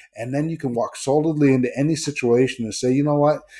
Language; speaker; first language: English; native; English